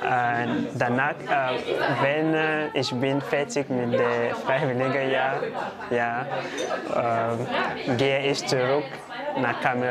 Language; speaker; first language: German; non-native, learner; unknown